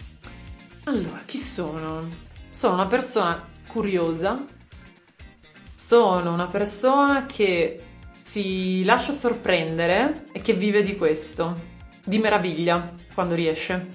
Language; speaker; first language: Italian; native; Italian